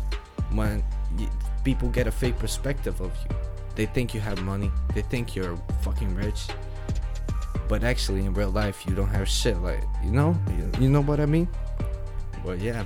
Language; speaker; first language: English; non-native, fluent; Dutch